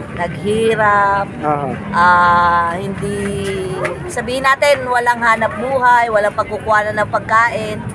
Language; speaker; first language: Filipino; native; Filipino